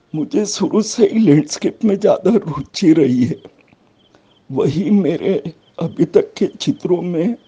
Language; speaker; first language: Hindi; native; Hindi